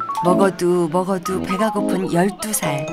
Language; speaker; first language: Korean; native; Korean